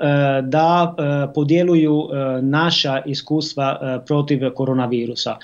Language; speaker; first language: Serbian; non-native, fluent; Italian